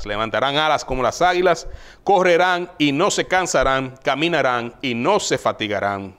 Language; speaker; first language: Spanish; native; Spanish